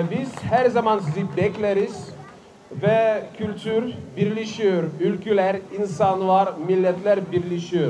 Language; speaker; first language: Turkish; non-native, fluent; Russian